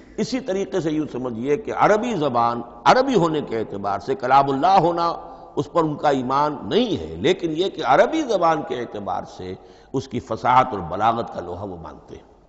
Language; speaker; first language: Urdu; native; Urdu